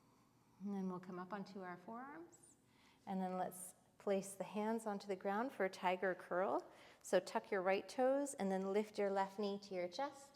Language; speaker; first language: English; native; English